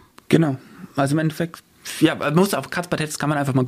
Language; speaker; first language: German; native; German